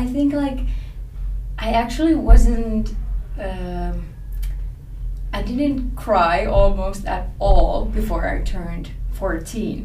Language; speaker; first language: English; non-native, fluent; Finnish